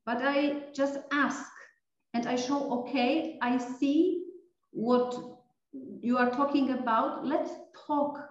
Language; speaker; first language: English; non-native, fluent; Polish